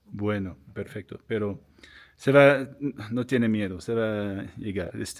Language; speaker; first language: Spanish; non-native, learner; French